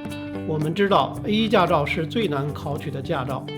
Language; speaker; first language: Chinese; native; Chinese